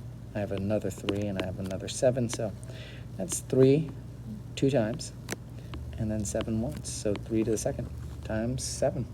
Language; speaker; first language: English; native; English